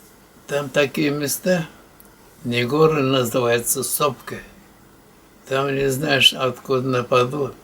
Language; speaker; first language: Russian; non-native, local second language; Bashkir